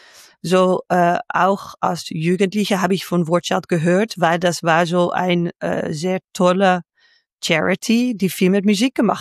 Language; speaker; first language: German; non-native, fluent; Dutch